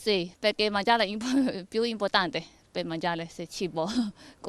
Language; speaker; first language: Italian; non-native, learner; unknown